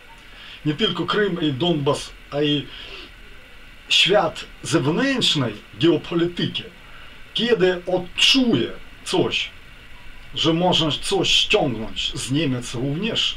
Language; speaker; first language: Polish; non-native, fluent; Ukrainian